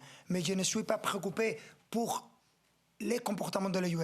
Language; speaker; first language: French; non-native, fluent; Spanish